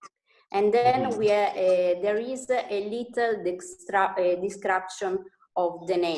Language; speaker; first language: English; non-native, learner; Italian